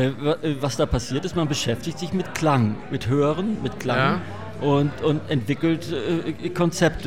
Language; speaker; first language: German; native; German